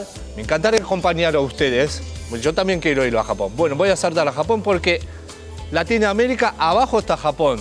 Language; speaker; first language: Spanish; non-native, learner; Japanese